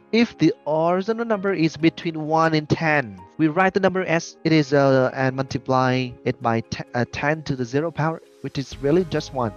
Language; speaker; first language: English; non-native, fluent; Vietnamese